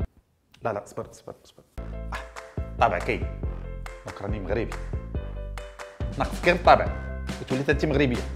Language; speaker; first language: Arabic; native; Arabic